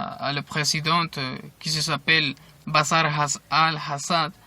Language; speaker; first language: French; non-native, learner; Spanish